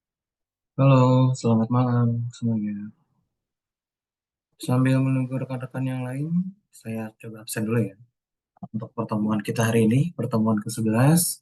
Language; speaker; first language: Indonesian; native; Indonesian